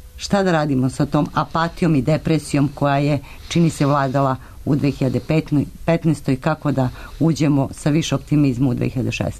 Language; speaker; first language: Serbian; native; Serbian